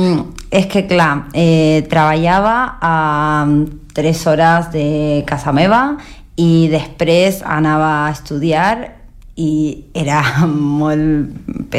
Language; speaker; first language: Catalan; non-native, learner; Spanish